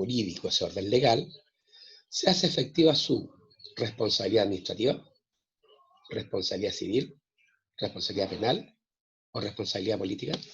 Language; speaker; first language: Spanish; native; Spanish